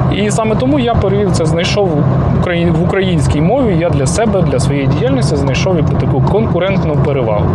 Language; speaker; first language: Ukrainian; non-native, local second language; Russian